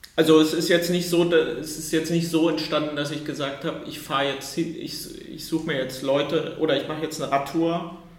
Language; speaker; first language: German; native; German